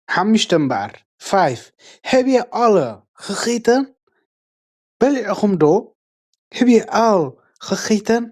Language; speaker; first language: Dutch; non-native, learner; Tigrinya